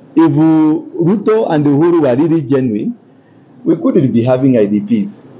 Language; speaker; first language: English; non-native, local second language; Kikuyu